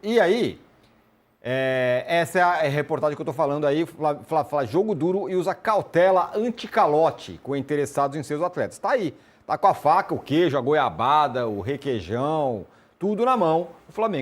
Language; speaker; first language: Portuguese; native; Portuguese